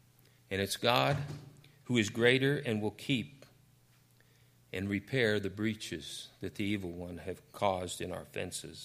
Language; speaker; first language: English; native; English